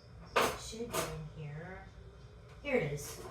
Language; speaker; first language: English; native; English